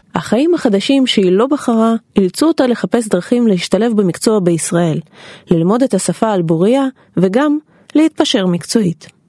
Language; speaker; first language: Hebrew; non-native, fluent; Russian